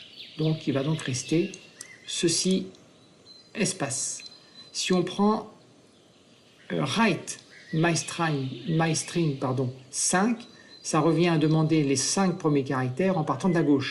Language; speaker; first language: French; native; French